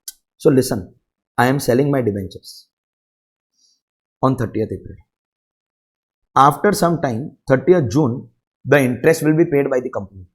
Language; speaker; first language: English; non-native, local second language; Hindi